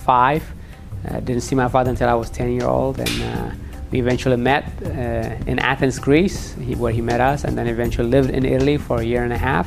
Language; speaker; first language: English; early bilingual, other home language; Tigrinya